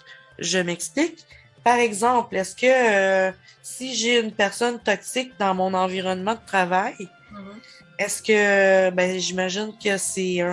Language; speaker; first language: French; native; French